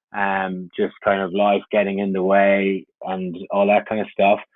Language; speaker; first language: English; native; English